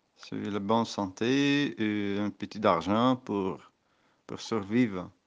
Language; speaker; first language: French; non-native, learner; Portuguese